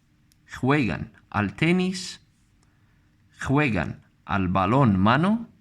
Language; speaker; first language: Spanish; non-native, fluent; Arabic